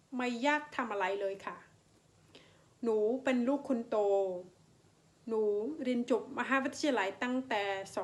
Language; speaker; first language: Thai; non-native, learner; Khmer